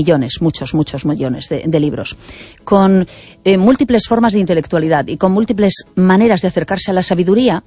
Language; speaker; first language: Spanish; native; Spanish